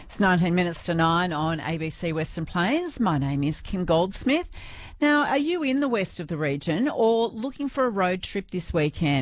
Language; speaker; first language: English; native; English